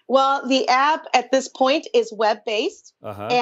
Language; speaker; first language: English; native; English